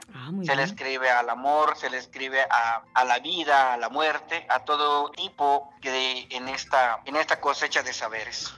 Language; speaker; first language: Spanish; non-native, local second language; Nahuatl languages